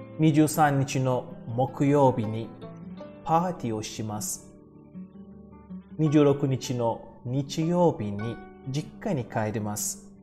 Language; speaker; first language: Japanese; non-native, fluent; Turkish